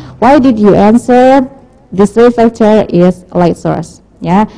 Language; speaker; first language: English; non-native, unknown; Indonesian